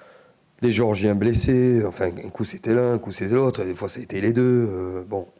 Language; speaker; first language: French; native; French